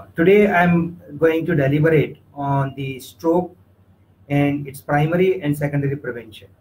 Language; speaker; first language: English; non-native, local second language; Gujarati